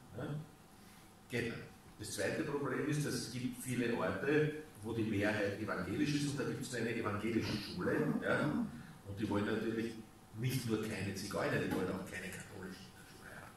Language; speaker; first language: German; non-native, local second language; Hungarian